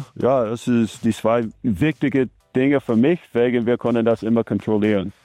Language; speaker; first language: German; non-native, learner; English